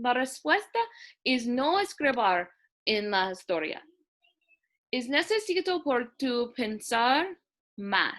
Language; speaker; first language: Spanish; non-native, learner; English